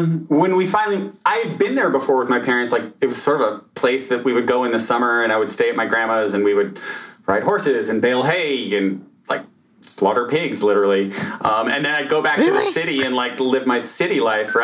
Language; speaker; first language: English; native; English